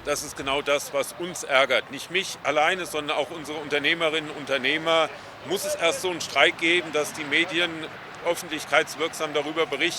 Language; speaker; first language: German; native; German